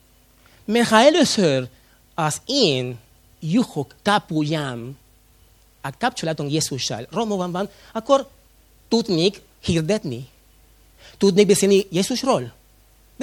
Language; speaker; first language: Hungarian; non-native, fluent; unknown